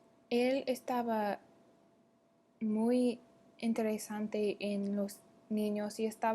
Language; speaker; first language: Spanish; non-native, learner; English